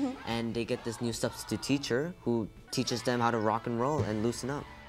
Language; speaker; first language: English; early bilingual, other home language; Korean